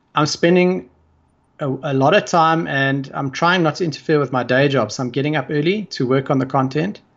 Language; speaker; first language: English; native; English